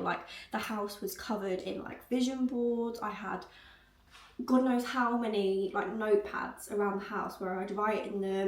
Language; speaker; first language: English; native; English